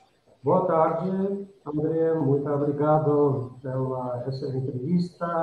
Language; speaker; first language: Portuguese; non-native, learner; Azerbaijani